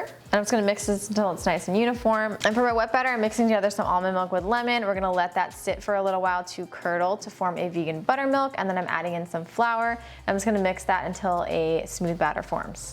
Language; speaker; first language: English; native; English